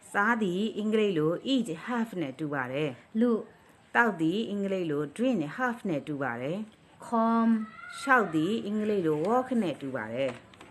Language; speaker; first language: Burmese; non-native, local second language; Kachin